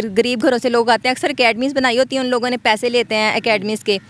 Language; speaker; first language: Urdu; native; Urdu